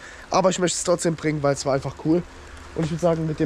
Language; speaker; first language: German; native; German